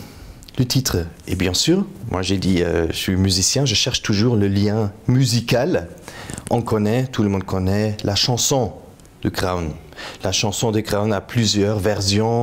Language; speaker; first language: French; non-native, fluent; German